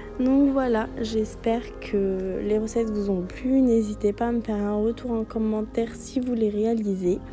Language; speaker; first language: French; early bilingual, other home language; Arabic